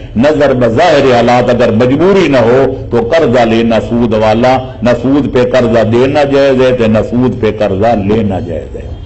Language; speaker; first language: Urdu; non-native, local second language; Punjabi